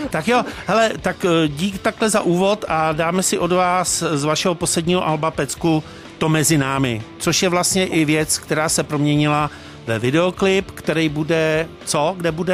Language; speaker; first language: Czech; native; Czech